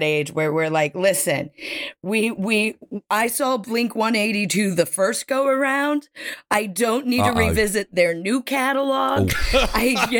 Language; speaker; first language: English; native; English